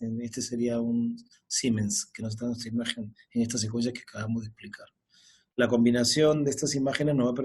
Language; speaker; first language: Spanish; native; Spanish